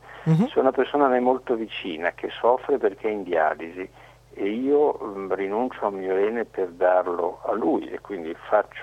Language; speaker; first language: Italian; native; Italian